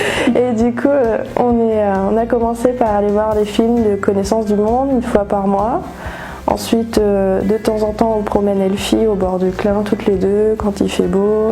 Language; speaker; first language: French; native; French